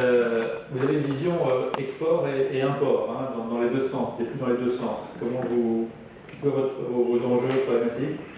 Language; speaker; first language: French; native; French